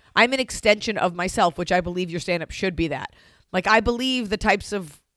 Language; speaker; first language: English; native; English